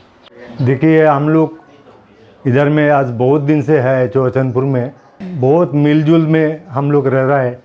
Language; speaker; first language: Hindi; non-native, local second language; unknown